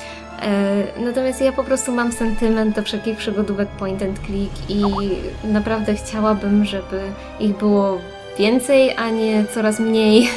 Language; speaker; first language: Polish; native; Polish